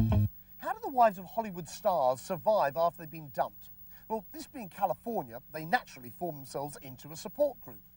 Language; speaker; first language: English; native; English